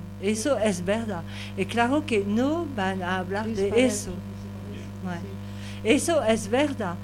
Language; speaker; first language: Spanish; non-native, learner; French